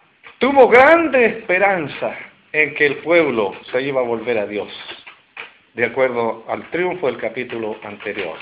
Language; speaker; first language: Spanish; native; Spanish